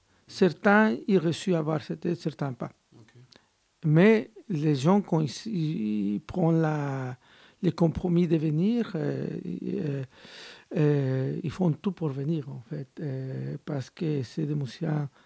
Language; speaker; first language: French; non-native, fluent; Spanish